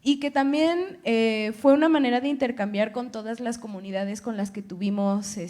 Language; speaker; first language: Spanish; early bilingual, other home language; English